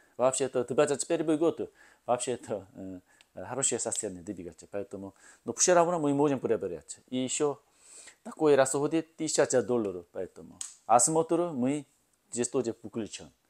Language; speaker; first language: Russian; non-native, learner; Korean